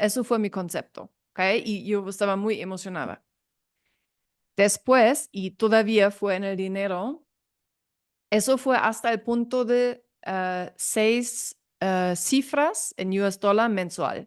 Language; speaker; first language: Spanish; non-native, fluent; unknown